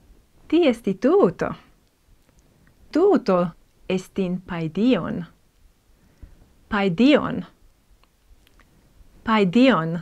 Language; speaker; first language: Greek; non-native, fluent; English